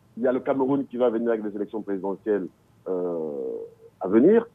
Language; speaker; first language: French; non-native, local second language; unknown